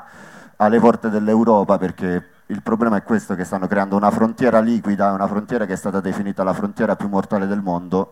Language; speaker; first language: Italian; native; Italian